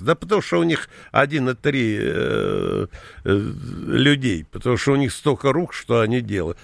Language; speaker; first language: Russian; native; Russian